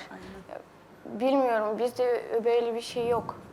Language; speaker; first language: Turkish; non-native, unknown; Russian